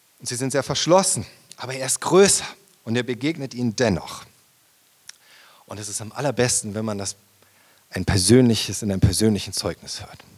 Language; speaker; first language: German; native; German